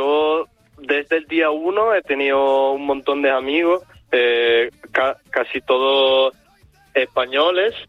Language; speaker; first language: Spanish; non-native, fluent; Italian